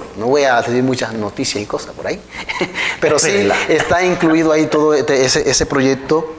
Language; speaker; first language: Spanish; native; Spanish